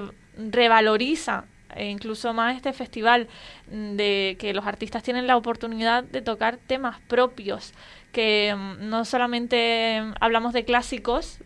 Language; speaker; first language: Spanish; native; Spanish